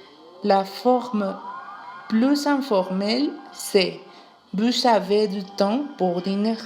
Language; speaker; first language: French; non-native, learner; Spanish